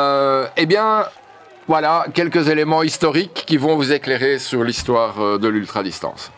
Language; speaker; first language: French; native; French